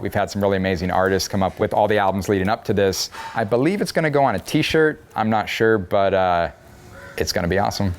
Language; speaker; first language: English; native; English